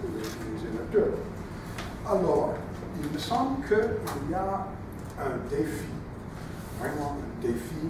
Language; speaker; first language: French; non-native, fluent; English